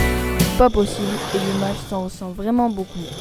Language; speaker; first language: French; native; French